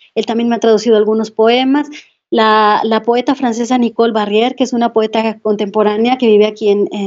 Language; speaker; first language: Spanish; native; Spanish